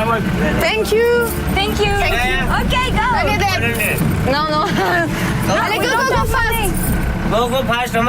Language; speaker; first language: English; non-native, learner; French